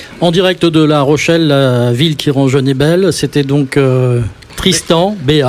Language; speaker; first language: French; native; French